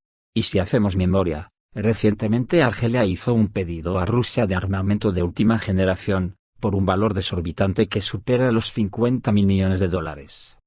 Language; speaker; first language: Spanish; native; Spanish